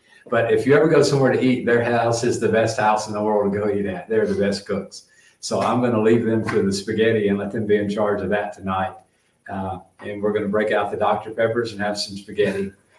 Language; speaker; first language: English; native; English